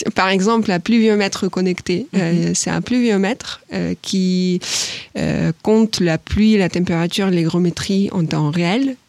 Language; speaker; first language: French; non-native, fluent; Ukrainian